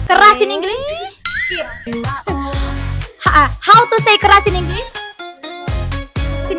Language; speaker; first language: English; non-native, fluent; Indonesian